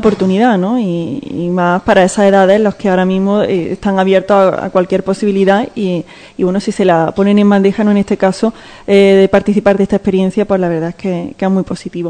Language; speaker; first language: Spanish; native; Spanish